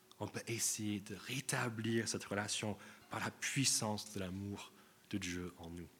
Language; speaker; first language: French; non-native, fluent; English